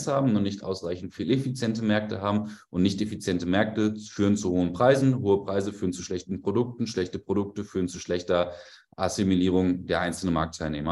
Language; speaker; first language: German; native; German